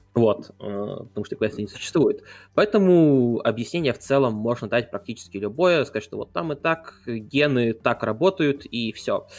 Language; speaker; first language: Russian; native; Russian